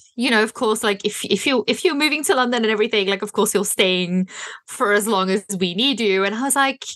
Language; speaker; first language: English; non-native, fluent; Dutch